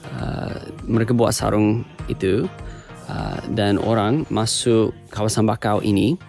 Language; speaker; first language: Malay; non-native, fluent; English